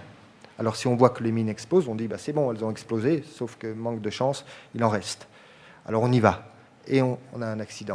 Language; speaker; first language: French; native; French